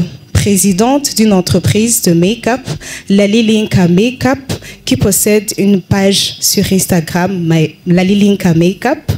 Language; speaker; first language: French; non-native, local second language; Rundi